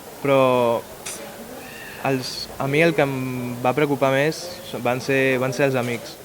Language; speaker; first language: Catalan; early bilingual, other home language; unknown